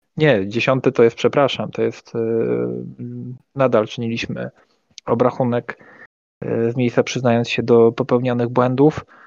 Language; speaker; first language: Polish; native; Polish